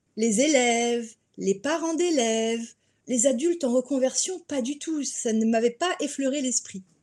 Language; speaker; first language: French; native; French